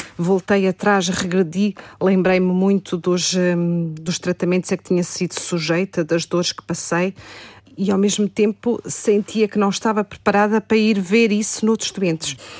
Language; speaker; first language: Portuguese; native; Portuguese